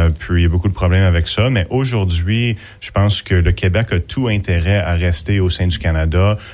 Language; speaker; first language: French; native; French